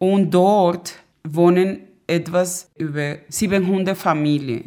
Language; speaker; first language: German; non-native, fluent; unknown